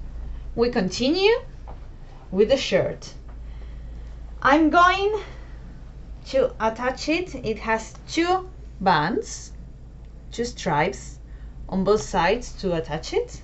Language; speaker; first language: English; non-native, fluent; Spanish